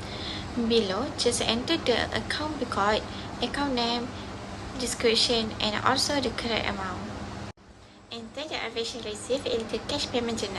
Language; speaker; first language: English; non-native, local second language; Malay